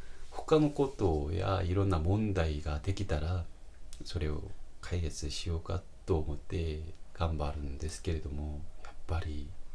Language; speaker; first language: Japanese; non-native, fluent; Korean